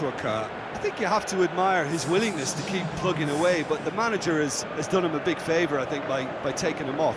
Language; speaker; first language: English; native; English